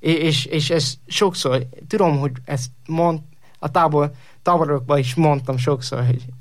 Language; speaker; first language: Hungarian; non-native, learner; English